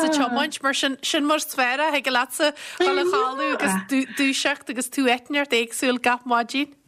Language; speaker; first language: Irish; native; Irish